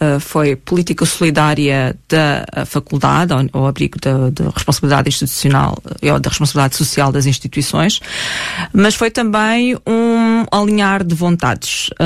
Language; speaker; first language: Portuguese; non-native, fluent; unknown